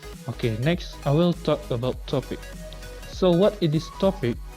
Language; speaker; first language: English; non-native, learner; Indonesian